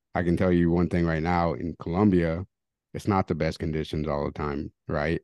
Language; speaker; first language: English; early bilingual, other home language; Spanish